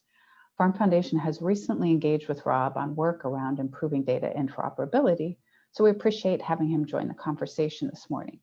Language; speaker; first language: English; native; English